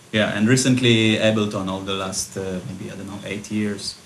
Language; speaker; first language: English; early bilingual, other home language; Russian